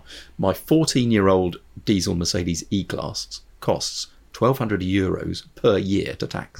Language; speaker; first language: English; native; English